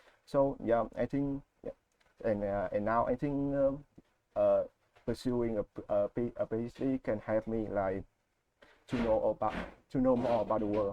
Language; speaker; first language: English; non-native, learner; Vietnamese